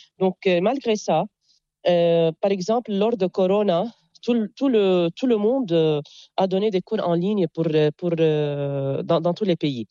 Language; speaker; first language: French; non-native, local second language; Arabic